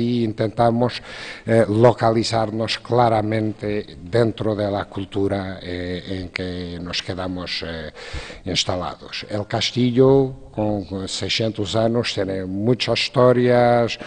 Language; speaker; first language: Spanish; non-native, fluent; Portuguese